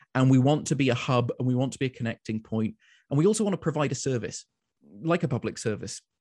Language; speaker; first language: English; native; English